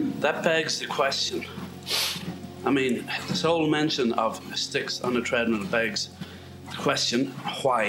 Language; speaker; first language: English; native; English